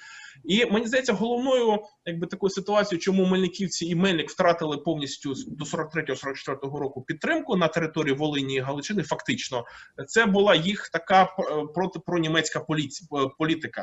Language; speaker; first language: Ukrainian; native; Ukrainian